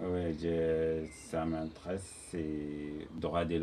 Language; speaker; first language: French; non-native, learner; Arabic